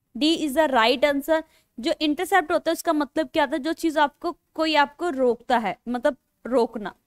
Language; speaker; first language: Hindi; non-native, local second language; Punjabi